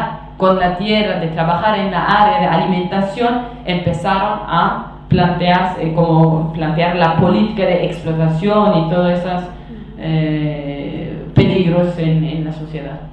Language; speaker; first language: Spanish; non-native, fluent; Kurdish